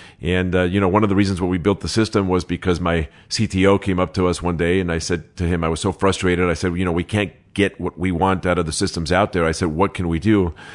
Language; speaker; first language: English; early bilingual, other home language; Spanish